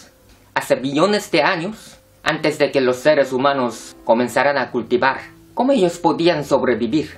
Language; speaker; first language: Spanish; non-native, fluent; Korean